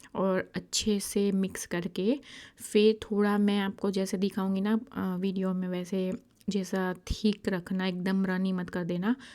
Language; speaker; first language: Hindi; non-native, local second language; Gujarati